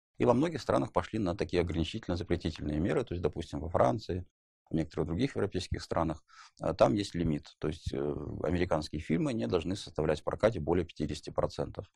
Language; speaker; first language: Russian; native; Russian